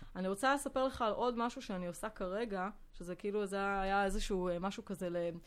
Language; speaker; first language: Hebrew; non-native, fluent; French